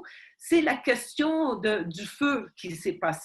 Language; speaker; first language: French; non-native, fluent; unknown